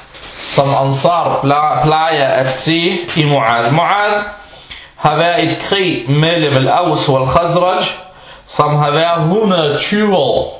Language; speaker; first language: Danish; early bilingual, other home language; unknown